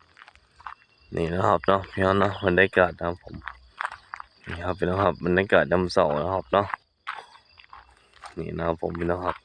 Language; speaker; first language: Thai; non-native, local second language; Northeastern Thai